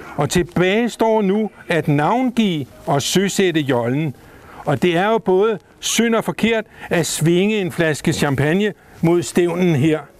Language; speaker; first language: Danish; native; Danish